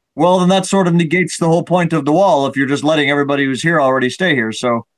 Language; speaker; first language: English; native; English